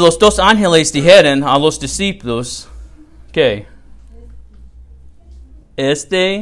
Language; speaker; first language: Spanish; non-native, learner; English